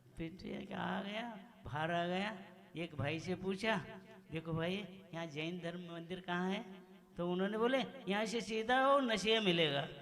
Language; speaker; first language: Hindi; non-native, local second language; Kannada